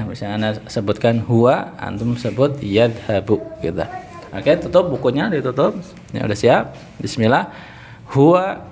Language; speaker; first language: Indonesian; native; Indonesian